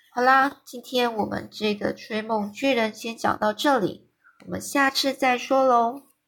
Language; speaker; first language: Chinese; native; Chinese